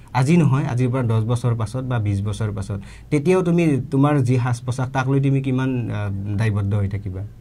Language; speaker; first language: Assamese; native; Assamese